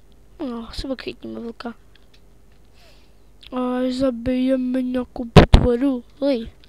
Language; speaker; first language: Czech; native; Czech